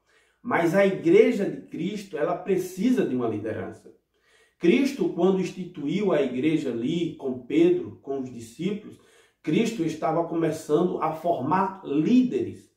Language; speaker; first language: Portuguese; native; Portuguese